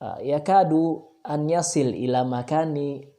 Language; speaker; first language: Arabic; non-native, fluent; Indonesian